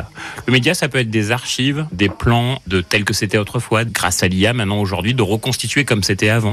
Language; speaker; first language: French; native; French